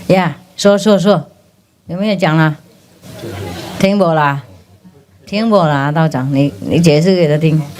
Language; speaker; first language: Chinese; non-native, fluent; Vietnamese